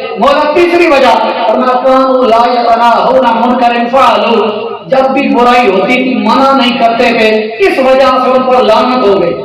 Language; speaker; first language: Urdu; non-native, local second language; Punjabi